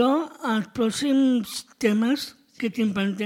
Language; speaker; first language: Catalan; non-native, local second language; Spanish